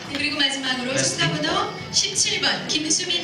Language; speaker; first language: Korean; native; Korean